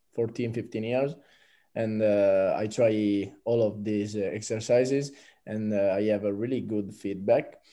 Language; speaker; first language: English; non-native, fluent; Italian